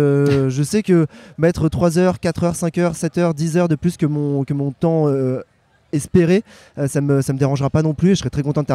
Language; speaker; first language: French; native; French